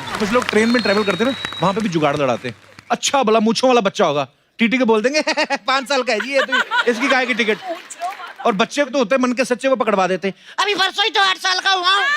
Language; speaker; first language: Hindi; non-native, local second language; Punjabi